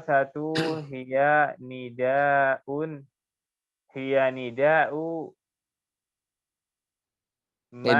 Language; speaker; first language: Arabic; non-native, learner; Indonesian